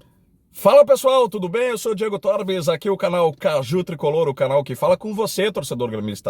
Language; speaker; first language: Portuguese; native; Portuguese